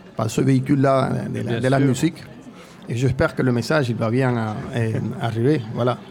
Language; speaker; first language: French; non-native, fluent; Spanish